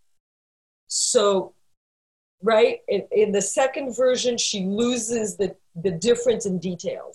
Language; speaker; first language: English; native; English